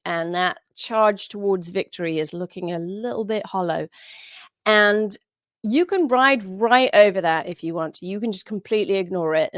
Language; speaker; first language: English; native; English